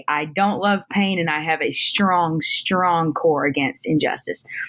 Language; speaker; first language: English; native; English